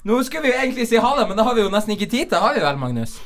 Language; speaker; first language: Norwegian; native; Norwegian